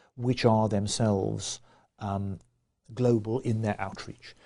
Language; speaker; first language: English; native; English